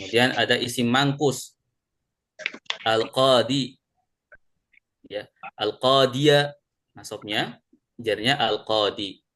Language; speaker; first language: Indonesian; native; Indonesian